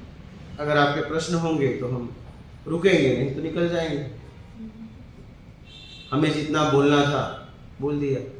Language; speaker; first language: Hindi; native; Hindi